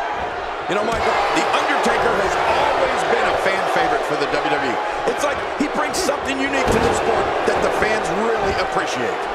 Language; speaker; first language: English; native; English